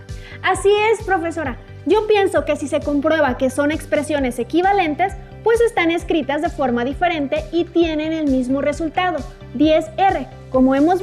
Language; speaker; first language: Spanish; native; Spanish